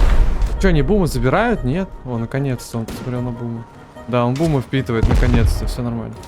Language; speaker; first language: Russian; native; Russian